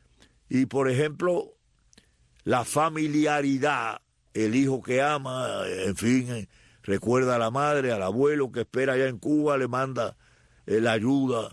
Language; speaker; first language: Spanish; native; Spanish